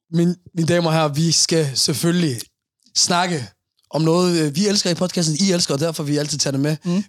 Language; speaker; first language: Danish; early bilingual, other home language; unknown